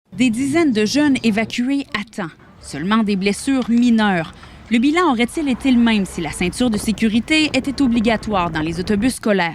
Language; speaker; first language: French; native; French